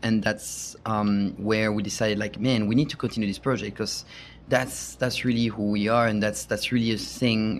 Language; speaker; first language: English; non-native, fluent; French